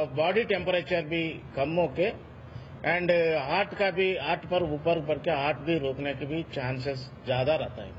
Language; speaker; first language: Hindi; non-native, local second language; Telugu